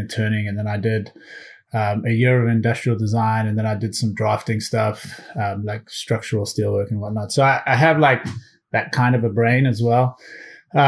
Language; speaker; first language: English; native; English